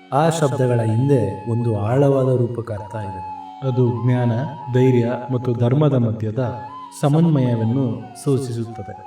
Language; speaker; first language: Kannada; native; Kannada